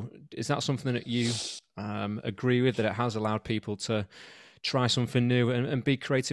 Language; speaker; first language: English; native; English